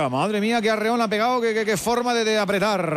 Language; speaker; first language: Spanish; native; Spanish